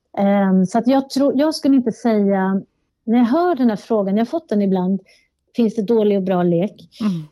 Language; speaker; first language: Swedish; native; Swedish